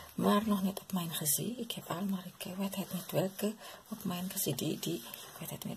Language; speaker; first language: Dutch; non-native, learner; Indonesian